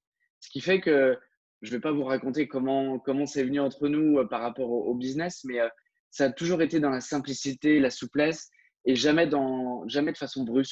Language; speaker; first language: French; native; French